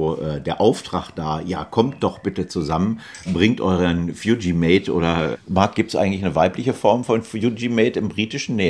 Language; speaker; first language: German; native; German